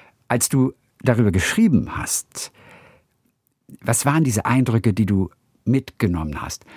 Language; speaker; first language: German; native; German